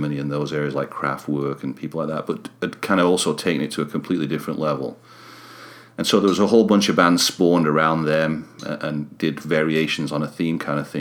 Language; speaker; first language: English; native; English